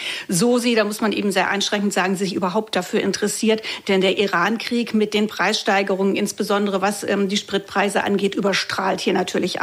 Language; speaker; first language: German; native; German